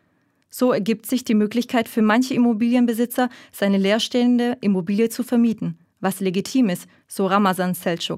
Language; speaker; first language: German; native; German